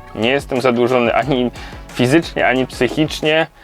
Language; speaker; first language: Polish; native; Polish